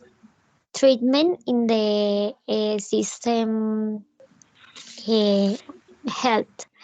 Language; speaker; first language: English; non-native, learner; Spanish